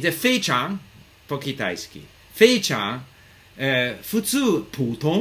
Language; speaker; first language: Japanese; non-native, fluent; English